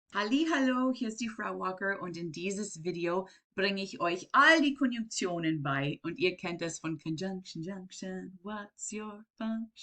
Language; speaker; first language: German; non-native, fluent; English